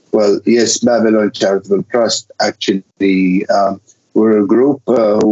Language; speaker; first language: English; non-native, fluent; Arabic